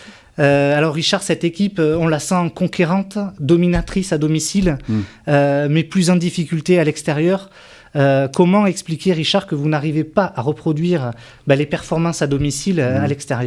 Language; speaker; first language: French; native; French